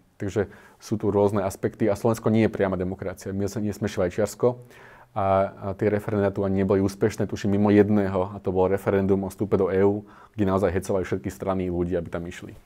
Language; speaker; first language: Slovak; native; Slovak